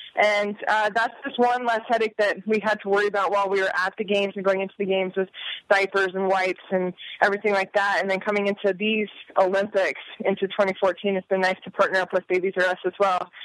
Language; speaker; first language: English; native; English